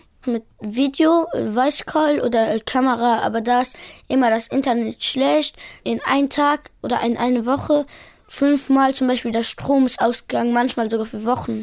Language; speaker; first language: German; early bilingual, other home language; Pashto